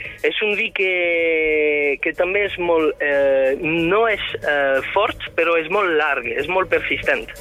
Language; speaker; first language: Catalan; non-native, fluent; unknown